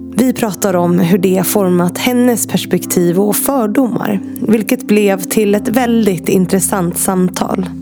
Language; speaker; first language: Swedish; native; Swedish